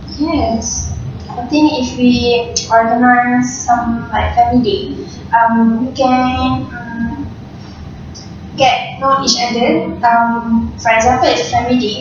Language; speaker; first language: English; non-native, fluent; Malay